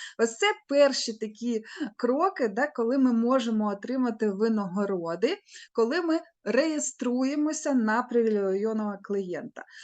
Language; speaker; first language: Ukrainian; non-native, local second language; Russian